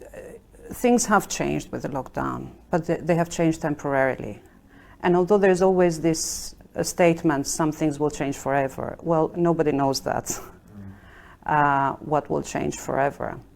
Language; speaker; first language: English; non-native, fluent; Albanian